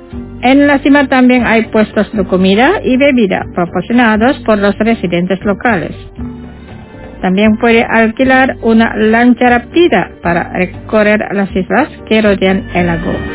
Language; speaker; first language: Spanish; non-native, fluent; Indonesian